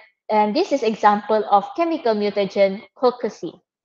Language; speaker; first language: English; non-native, local second language; Malay